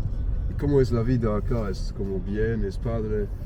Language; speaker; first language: Spanish; non-native, learner; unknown